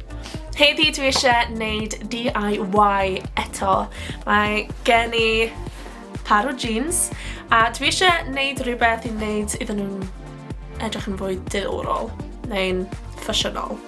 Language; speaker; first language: Welsh; non-native, local second language; English